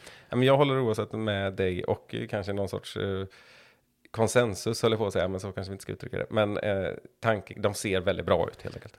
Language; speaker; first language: Swedish; native; Swedish